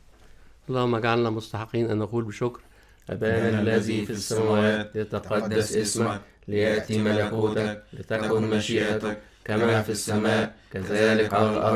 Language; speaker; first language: Arabic; native; Arabic